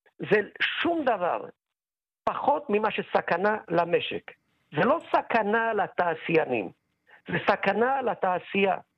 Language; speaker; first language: Hebrew; native; Hebrew